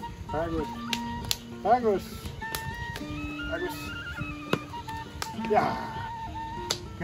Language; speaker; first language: Indonesian; non-native, learner; Dutch